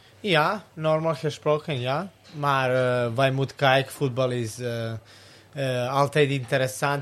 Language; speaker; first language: Dutch; non-native, learner; Serbian